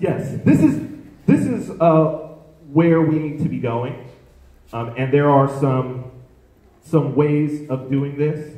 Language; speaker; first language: English; native; English